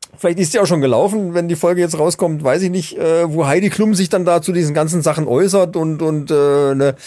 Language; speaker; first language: German; native; German